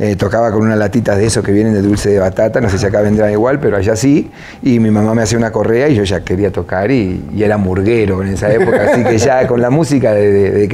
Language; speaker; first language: Spanish; native; Spanish